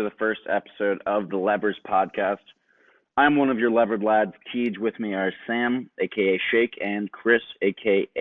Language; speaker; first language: English; native; English